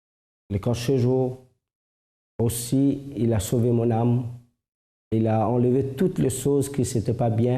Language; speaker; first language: French; non-native, fluent; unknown